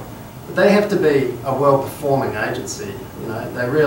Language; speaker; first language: English; native; English